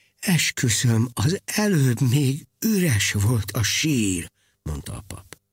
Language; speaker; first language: Hungarian; native; Hungarian